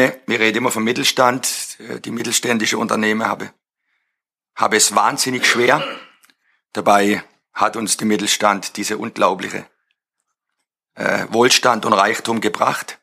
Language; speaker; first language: German; non-native, fluent; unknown